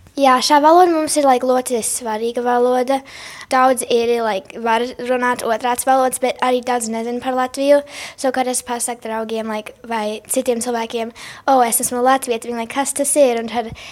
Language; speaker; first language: Latvian; early bilingual, heritage; English